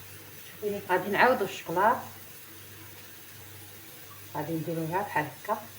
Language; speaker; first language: Arabic; native; Arabic